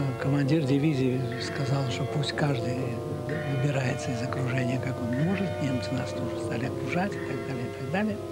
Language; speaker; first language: Russian; native; Russian